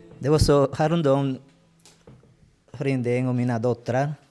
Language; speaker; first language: Swedish; non-native, fluent; Spanish